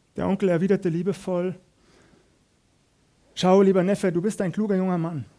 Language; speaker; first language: German; native; German